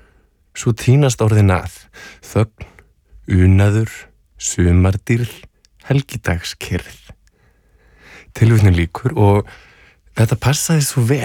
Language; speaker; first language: Icelandic; native; Icelandic